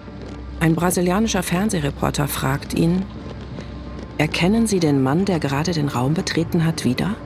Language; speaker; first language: German; native; German